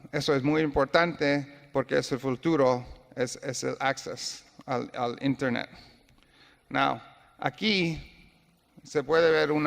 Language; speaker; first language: Spanish; non-native, learner; English